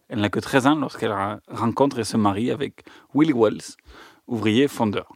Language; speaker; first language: French; native; French